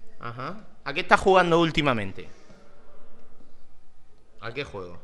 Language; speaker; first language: Spanish; native; Spanish